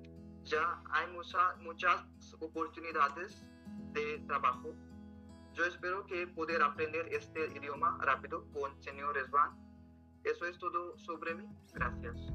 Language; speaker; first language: Spanish; non-native, learner; Hindi